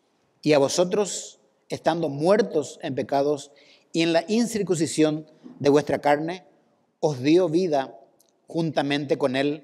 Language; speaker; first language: Spanish; native; Spanish